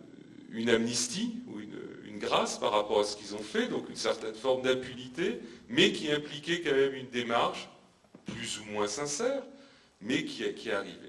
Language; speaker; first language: French; native; French